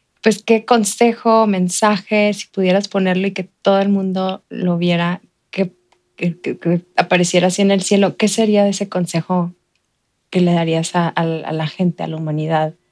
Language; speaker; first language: Spanish; native; Spanish